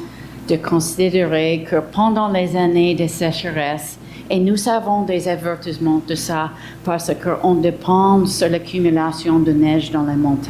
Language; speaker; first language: French; early bilingual, heritage; English